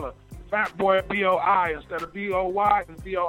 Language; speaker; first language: English; native; English